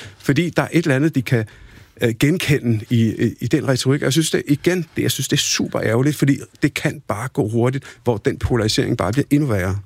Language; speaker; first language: Danish; early bilingual, other home language; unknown